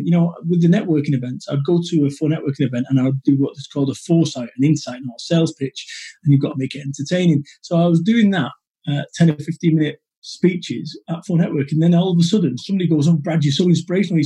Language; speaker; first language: English; native; English